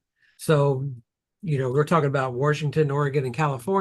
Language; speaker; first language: English; native; English